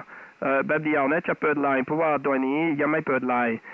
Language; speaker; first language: Thai; non-native, fluent; Dutch